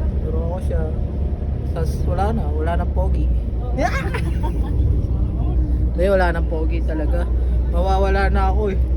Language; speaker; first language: Filipino; native; Filipino